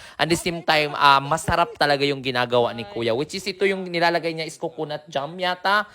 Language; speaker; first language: Filipino; non-native, local second language; Surigaonon